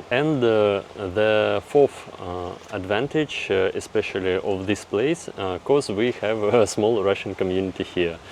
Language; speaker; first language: English; non-native, fluent; Russian